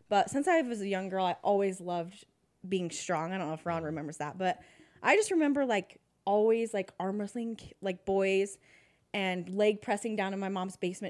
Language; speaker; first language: English; native; English